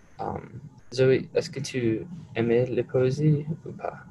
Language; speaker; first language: French; non-native, learner; English